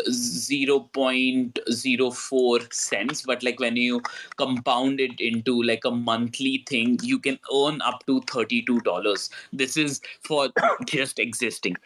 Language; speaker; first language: English; non-native, local second language; Hindi